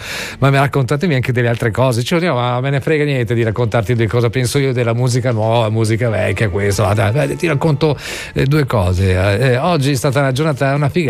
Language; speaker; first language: Italian; native; Italian